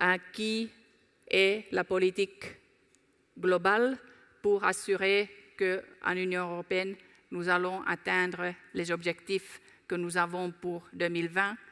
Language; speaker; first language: French; non-native, fluent; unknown